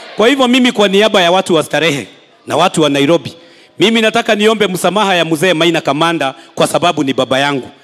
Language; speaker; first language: Swahili; native; Swahili